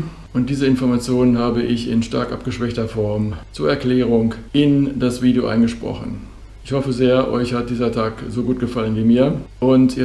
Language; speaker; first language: German; native; German